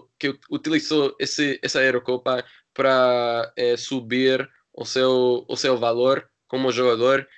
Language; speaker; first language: Portuguese; non-native, learner; English